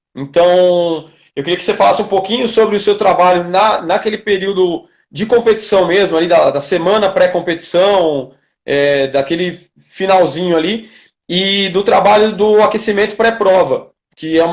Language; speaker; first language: Portuguese; native; Portuguese